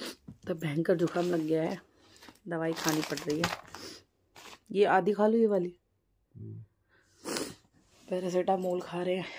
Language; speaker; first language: Hindi; native; Hindi